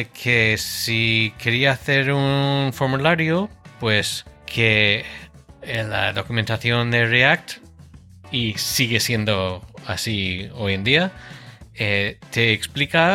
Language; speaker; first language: Spanish; non-native, fluent; English